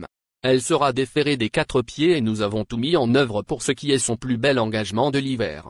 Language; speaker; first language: French; native; French